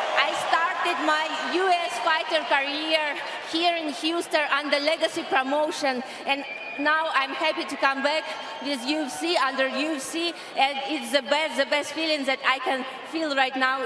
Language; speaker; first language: English; non-native, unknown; Russian